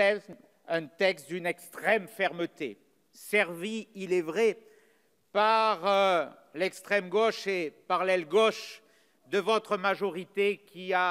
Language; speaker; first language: French; native; French